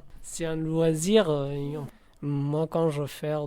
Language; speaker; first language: French; non-native, learner; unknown